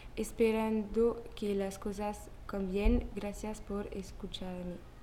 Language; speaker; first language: Spanish; non-native, learner; French